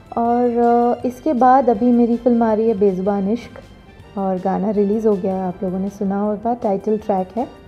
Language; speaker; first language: Hindi; non-native, local second language; Bangla